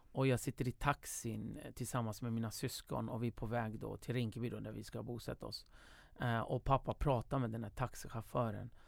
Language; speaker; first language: Swedish; early bilingual, other home language; Kurdish